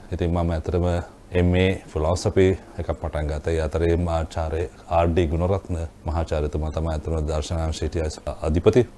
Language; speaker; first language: Sinhala; non-native, local second language; Tamil